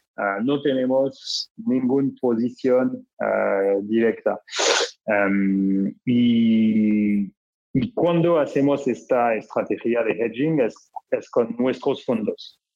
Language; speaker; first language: Spanish; non-native, learner; French